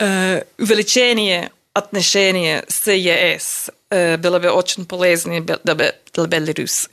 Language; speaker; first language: Russian; non-native, learner; English